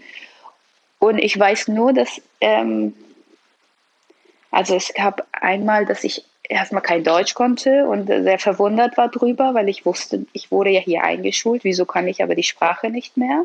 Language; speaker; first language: German; early bilingual, other home language; Persian